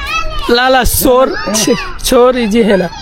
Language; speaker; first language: Arabic; non-native, learner; Bangla